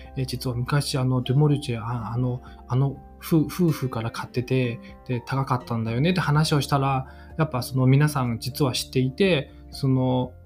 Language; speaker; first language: Japanese; non-native, fluent; Chinese